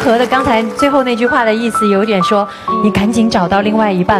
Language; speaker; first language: Chinese; native; Chinese